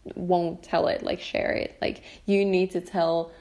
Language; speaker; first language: English; non-native, fluent; Finnish